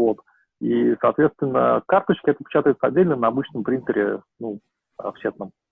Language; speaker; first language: Russian; native; Russian